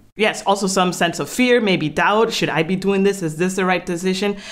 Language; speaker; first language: English; non-native, fluent; Spanish